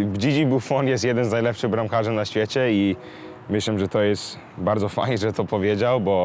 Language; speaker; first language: Polish; early bilingual, heritage; English